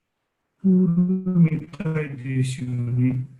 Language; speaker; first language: Japanese; non-native, learner; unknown